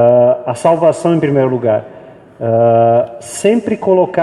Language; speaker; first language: Portuguese; native; Portuguese